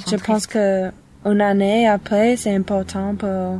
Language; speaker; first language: French; non-native, learner; English